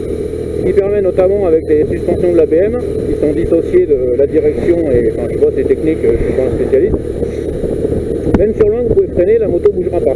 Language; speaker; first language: French; native; French